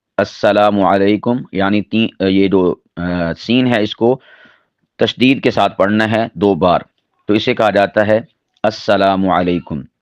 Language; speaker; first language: Urdu; non-native, local second language; Punjabi